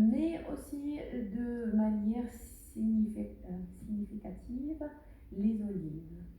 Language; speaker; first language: French; non-native, learner; Arabic